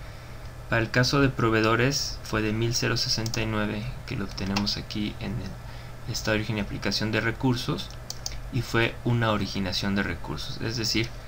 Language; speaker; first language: Spanish; native; Spanish